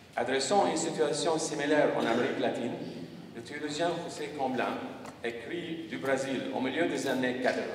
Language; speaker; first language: French; non-native, local second language; Arabic